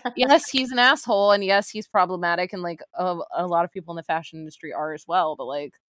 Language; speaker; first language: English; native; English